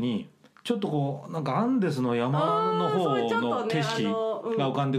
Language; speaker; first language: Japanese; native; Japanese